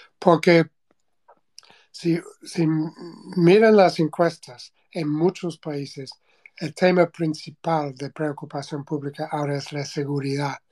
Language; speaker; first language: Spanish; non-native, fluent; English